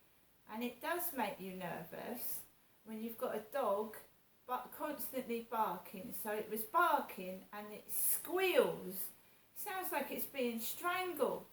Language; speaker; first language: English; native; English